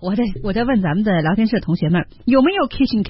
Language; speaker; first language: Chinese; native; Chinese